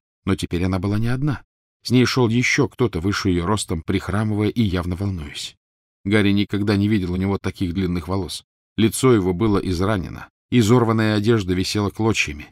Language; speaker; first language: Russian; native; Russian